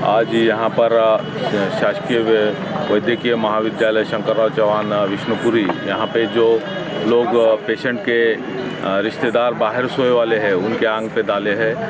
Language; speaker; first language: Hindi; non-native, local second language; Marathi